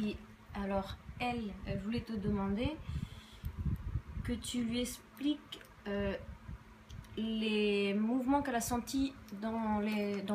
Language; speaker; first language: French; native; French